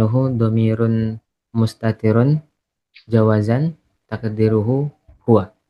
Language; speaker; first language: Arabic; non-native, learner; Indonesian